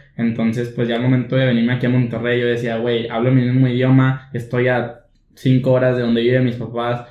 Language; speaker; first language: Spanish; native; Spanish